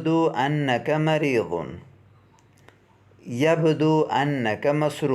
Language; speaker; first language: Arabic; non-native, fluent; Urdu